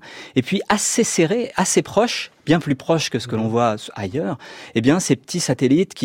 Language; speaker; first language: French; native; French